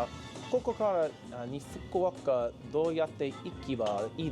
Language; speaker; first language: Japanese; non-native, learner; English